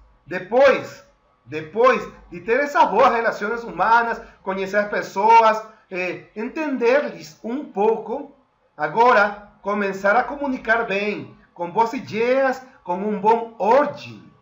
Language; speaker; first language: Portuguese; non-native, fluent; Spanish